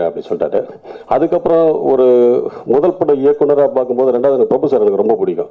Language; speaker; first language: Tamil; native; Tamil